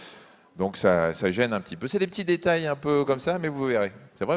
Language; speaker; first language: French; native; French